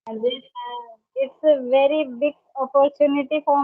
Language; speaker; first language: English; non-native, learner; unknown